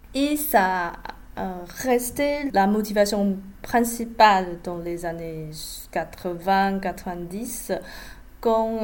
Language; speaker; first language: French; non-native, fluent; Chinese